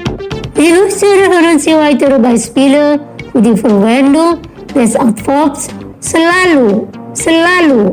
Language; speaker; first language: German; non-native, fluent; Indonesian